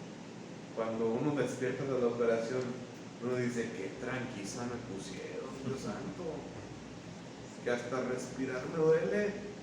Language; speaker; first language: Spanish; native; Spanish